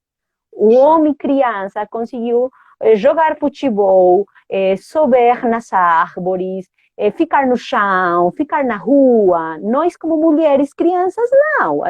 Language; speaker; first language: Portuguese; non-native, fluent; Spanish